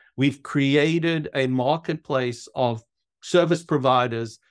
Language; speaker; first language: English; native; English